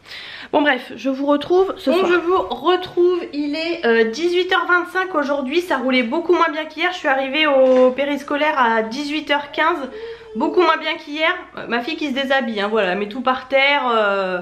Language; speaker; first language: French; native; French